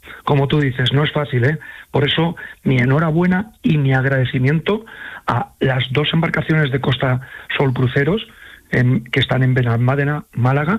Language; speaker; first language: Spanish; native; Spanish